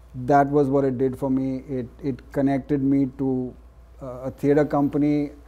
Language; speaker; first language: English; non-native, local second language; Gujarati